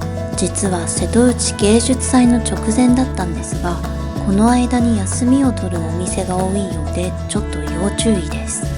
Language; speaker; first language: Japanese; native; Japanese